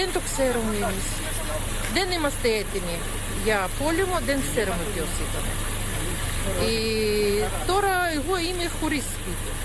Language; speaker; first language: Greek; early bilingual, heritage; Greek